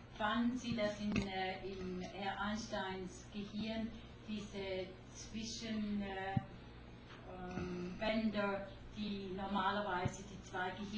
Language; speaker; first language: German; non-native, fluent; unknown